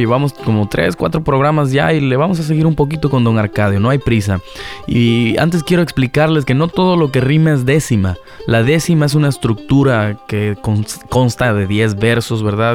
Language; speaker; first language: Spanish; native; Spanish